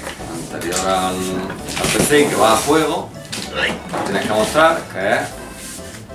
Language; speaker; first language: Spanish; native; Spanish